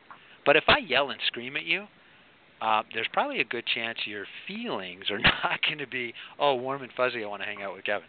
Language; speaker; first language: English; native; English